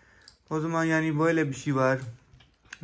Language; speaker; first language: Turkish; non-native, learner; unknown